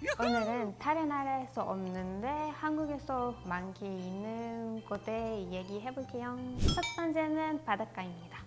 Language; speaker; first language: Korean; non-native, learner; Hebrew